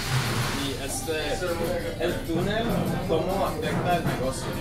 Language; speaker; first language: Spanish; early bilingual, other home language; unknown